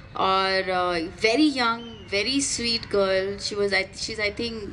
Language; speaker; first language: Hindi; native; Hindi